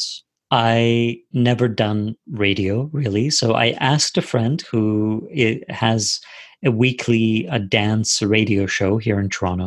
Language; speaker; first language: English; non-native, fluent; Turkish